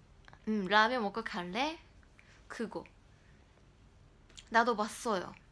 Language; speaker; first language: Korean; non-native, learner; Japanese